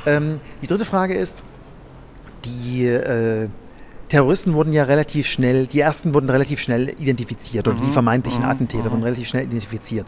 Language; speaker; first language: German; native; German